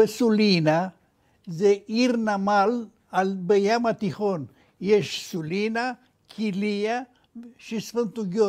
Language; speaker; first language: Hebrew; non-native, fluent; Romanian